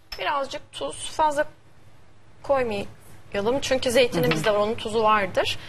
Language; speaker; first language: Turkish; native; Turkish